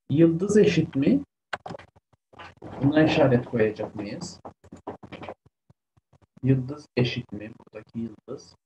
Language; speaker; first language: Turkish; native; Turkish